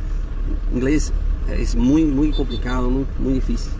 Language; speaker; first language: Spanish; non-native, fluent; Portuguese